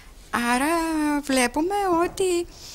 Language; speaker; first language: Greek; native; Greek